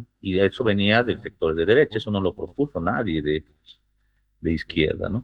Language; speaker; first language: Spanish; native; Spanish